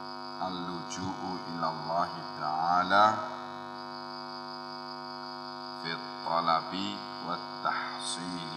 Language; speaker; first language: Arabic; non-native, fluent; Indonesian